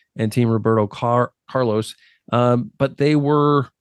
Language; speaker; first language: English; native; English